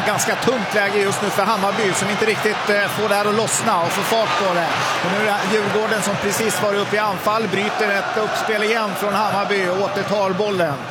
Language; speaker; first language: Swedish; native; Swedish